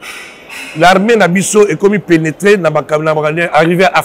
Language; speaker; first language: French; non-native, local second language; Lingala